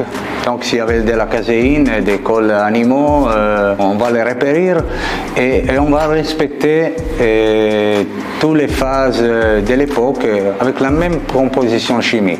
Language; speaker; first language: French; non-native, fluent; Italian